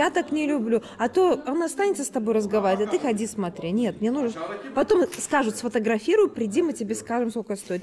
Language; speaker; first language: Russian; native; Russian